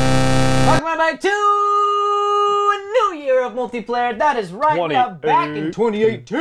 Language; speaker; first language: English; native; English